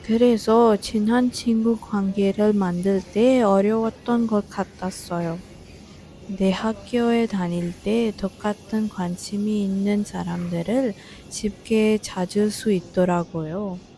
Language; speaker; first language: Korean; non-native, fluent; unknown